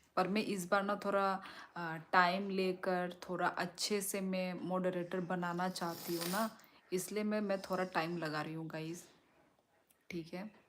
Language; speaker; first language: Hindi; non-native, local second language; Kok Borok